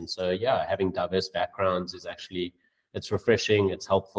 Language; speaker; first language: English; native; English